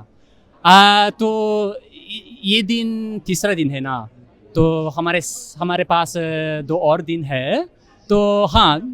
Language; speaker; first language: Hindi; non-native, fluent; English